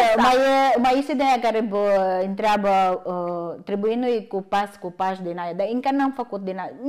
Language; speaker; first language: Romanian; non-native, learner; Filipino